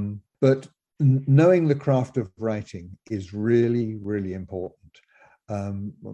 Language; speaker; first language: English; native; English